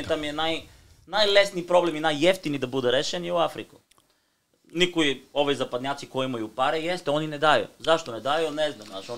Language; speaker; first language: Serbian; non-native, learner; Bulgarian